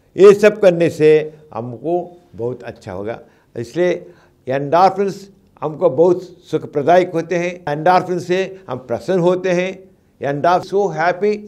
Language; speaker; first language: Hindi; non-native, local second language; Telugu